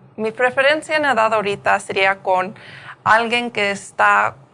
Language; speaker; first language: Spanish; early bilingual, heritage; Spanish